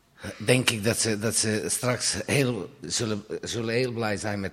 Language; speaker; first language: Dutch; non-native, fluent; Serbian